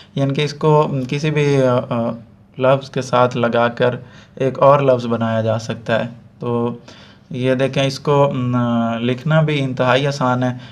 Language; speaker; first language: Urdu; non-native, local second language; Punjabi